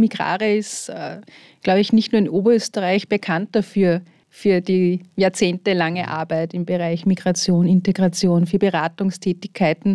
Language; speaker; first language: German; native; German